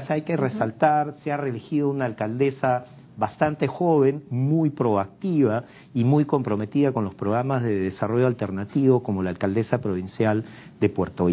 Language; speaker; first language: Spanish; native; Spanish